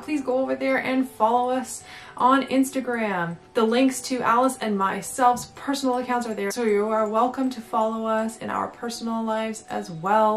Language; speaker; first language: English; native; English